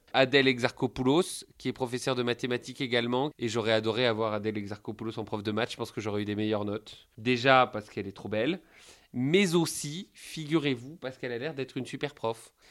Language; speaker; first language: French; native; French